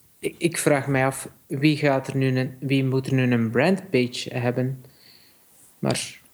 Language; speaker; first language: Dutch; native; Dutch